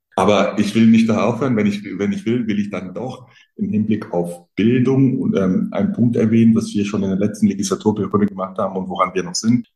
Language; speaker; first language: German; early bilingual, other home language; French